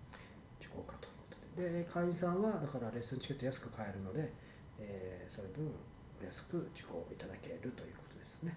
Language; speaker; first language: Japanese; native; Japanese